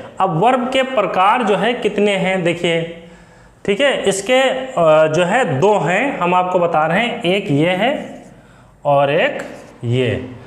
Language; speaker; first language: Hindi; native; Hindi